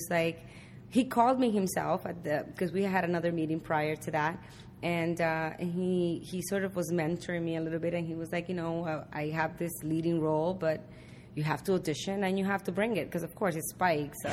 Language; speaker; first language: English; early bilingual, other home language; Spanish